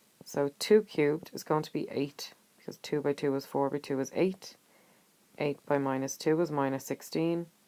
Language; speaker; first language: English; native; English